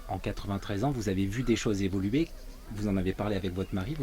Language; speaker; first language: French; native; French